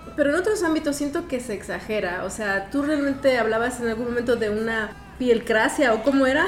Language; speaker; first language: Spanish; native; Spanish